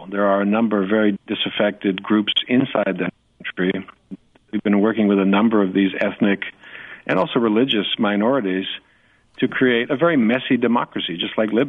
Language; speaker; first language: English; native; English